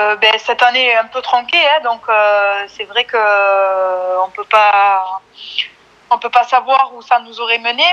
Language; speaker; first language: French; native; French